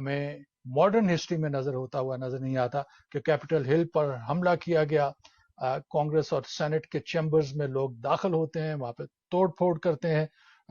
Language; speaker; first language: Urdu; native; Urdu